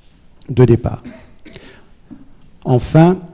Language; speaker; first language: French; native; French